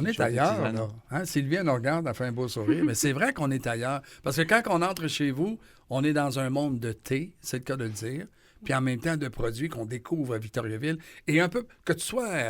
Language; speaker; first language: French; native; French